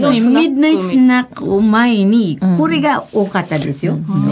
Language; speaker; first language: Japanese; non-native, fluent; Filipino